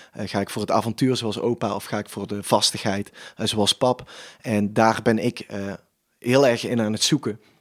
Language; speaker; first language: Dutch; native; Dutch